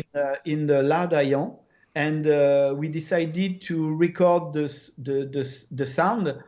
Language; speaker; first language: English; non-native, learner; French